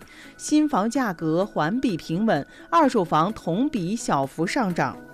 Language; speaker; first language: Chinese; native; Chinese